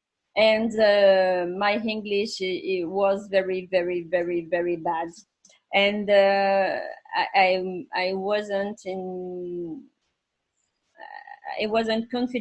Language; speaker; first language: English; non-native, learner; French